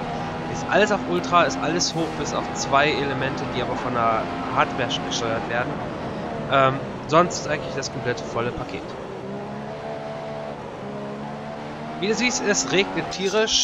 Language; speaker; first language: German; native; German